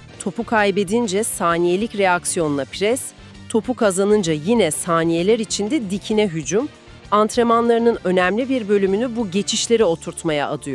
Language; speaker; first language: Turkish; native; Turkish